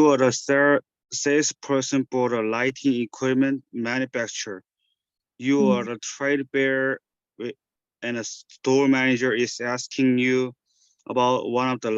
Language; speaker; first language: English; non-native, learner; Korean